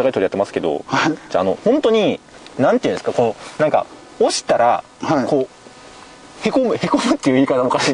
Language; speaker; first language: Japanese; native; Japanese